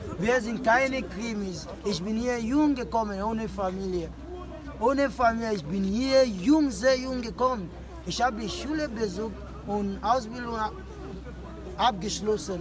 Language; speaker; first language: German; non-native, fluent; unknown